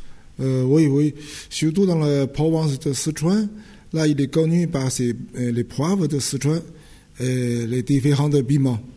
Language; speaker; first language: French; non-native, fluent; Chinese